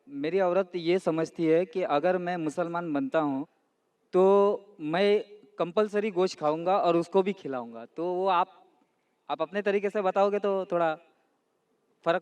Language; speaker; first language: Hindi; non-native, local second language; Marathi